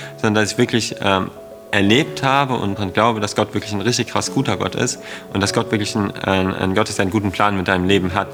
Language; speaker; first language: German; native; German